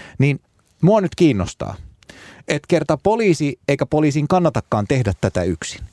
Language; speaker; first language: Finnish; early bilingual, other home language; Arabic